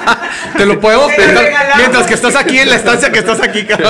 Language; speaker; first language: Spanish; native; Spanish